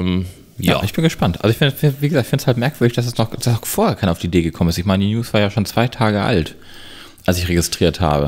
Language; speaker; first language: German; native; German